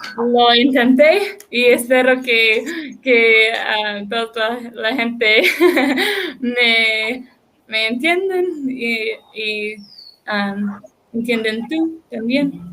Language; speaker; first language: Spanish; non-native, learner; English